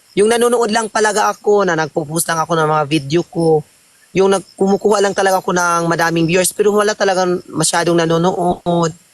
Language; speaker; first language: Filipino; non-native, local second language; Cebuano